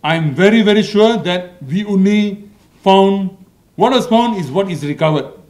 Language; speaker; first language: English; non-native, local second language; Malay